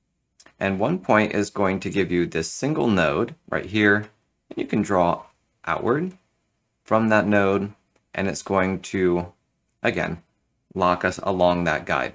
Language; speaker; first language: English; native; English